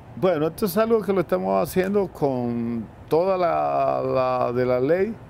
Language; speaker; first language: Spanish; native; Spanish